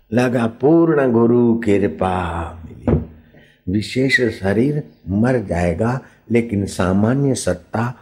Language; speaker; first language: Hindi; non-native, local second language; Sindhi